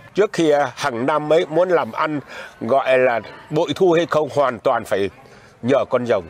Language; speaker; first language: Vietnamese; non-native, local second language; Iu Mien